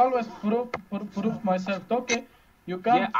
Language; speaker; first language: English; non-native, learner; Uzbek